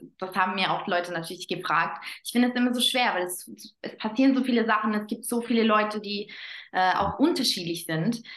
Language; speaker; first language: German; non-native, fluent; Spanish